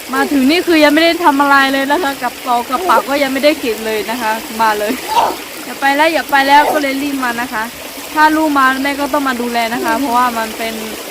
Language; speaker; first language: Thai; non-native, local second language; Akha